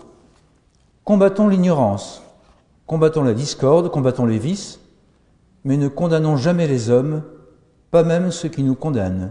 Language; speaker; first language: French; native; French